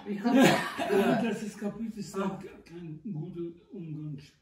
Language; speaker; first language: German; non-native, learner; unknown